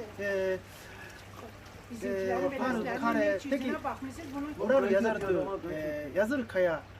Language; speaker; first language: Turkish; non-native, learner; Japanese